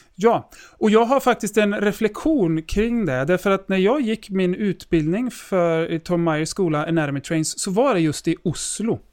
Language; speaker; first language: Swedish; native; Swedish